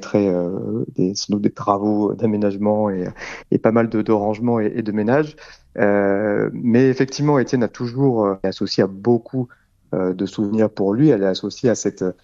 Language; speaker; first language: French; native; French